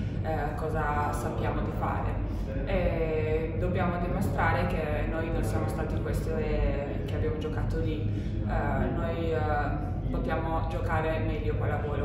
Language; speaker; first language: Italian; non-native, fluent; Albanian